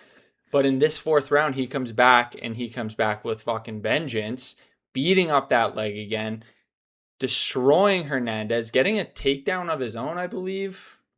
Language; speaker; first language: English; native; English